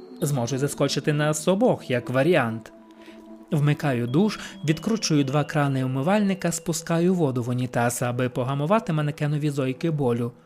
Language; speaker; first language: Ukrainian; native; Ukrainian